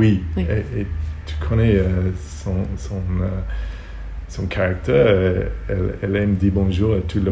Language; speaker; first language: French; non-native, learner; Hebrew